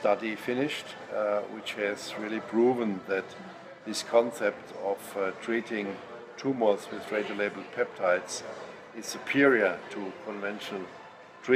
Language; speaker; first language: English; non-native, fluent; German